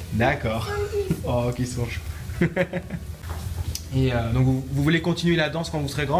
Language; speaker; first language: French; native; French